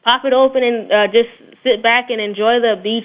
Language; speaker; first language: English; native; English